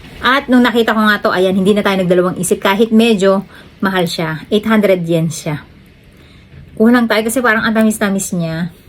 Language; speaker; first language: Filipino; native; Filipino